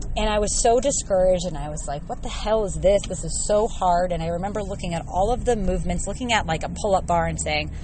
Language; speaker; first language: English; native; English